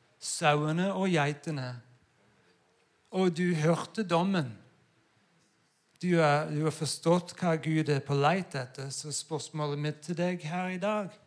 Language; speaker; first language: Norwegian; non-native, fluent; English